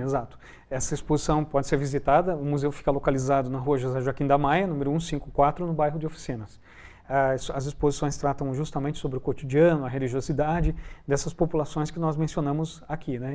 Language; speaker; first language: Portuguese; native; Portuguese